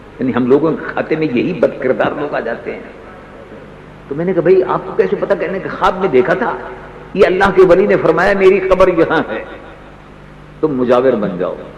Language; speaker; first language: Urdu; native; Urdu